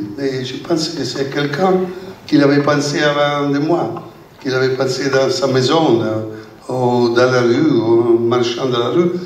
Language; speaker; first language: French; non-native, learner; Italian